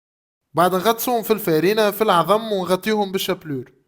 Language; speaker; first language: Arabic; native; Arabic